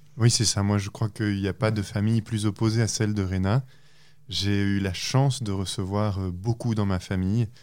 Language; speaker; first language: French; native; French